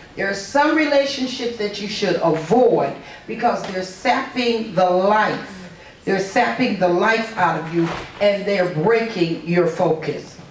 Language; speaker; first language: English; native; English